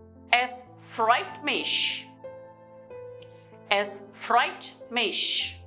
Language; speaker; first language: German; non-native, learner; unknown